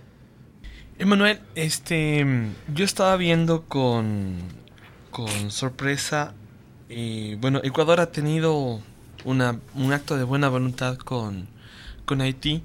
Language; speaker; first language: Spanish; native; Spanish